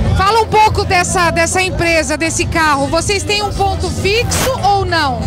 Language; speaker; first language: Portuguese; native; Portuguese